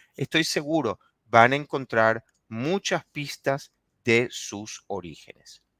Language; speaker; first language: Spanish; native; Spanish